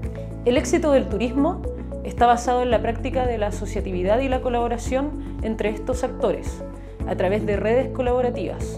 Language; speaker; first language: Spanish; native; Spanish